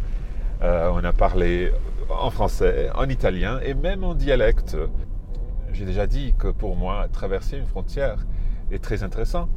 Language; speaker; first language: French; non-native, fluent; English